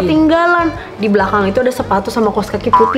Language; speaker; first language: Indonesian; native; Indonesian